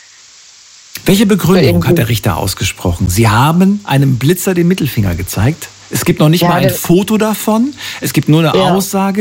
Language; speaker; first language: German; native; German